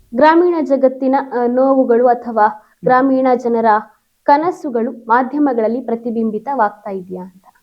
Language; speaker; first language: Kannada; native; Kannada